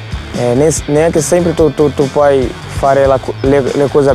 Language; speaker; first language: Italian; non-native, fluent; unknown